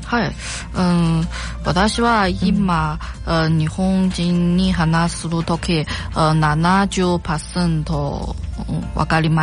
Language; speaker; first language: Japanese; non-native, learner; Chinese